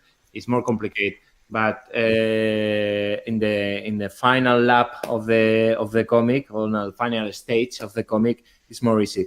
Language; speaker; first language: English; non-native, learner; Spanish